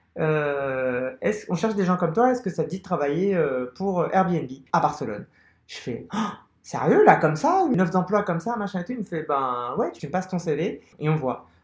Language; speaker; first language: French; non-native, local second language; Arabic